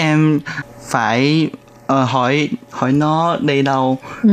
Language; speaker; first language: Vietnamese; non-native, learner; Chinese